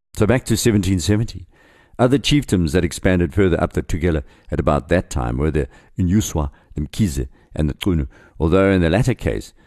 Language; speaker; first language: English; native; English